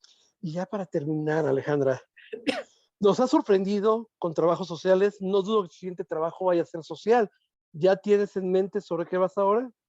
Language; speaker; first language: Spanish; native; Spanish